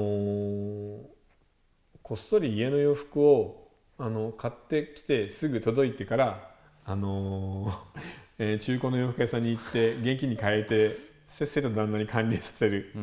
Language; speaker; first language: Japanese; native; Japanese